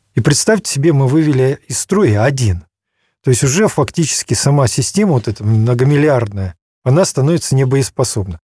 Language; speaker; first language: Russian; native; Russian